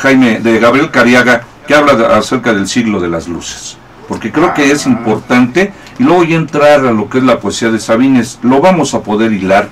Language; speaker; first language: Spanish; native; Spanish